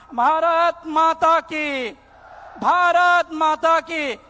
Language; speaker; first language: Hindi; non-native, local second language; Assamese